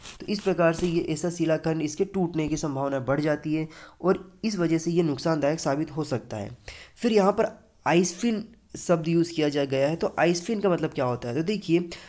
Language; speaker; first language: Hindi; native; Hindi